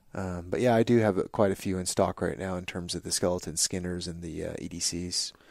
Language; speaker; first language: English; native; English